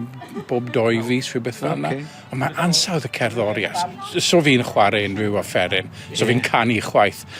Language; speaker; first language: Welsh; native; Welsh